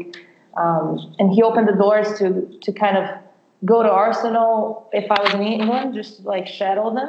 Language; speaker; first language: English; non-native, fluent; Portuguese